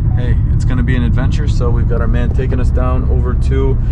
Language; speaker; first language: English; native; English